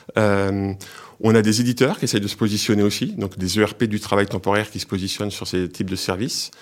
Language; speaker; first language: French; native; French